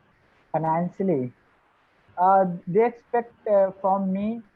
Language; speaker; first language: English; non-native, learner; Hindi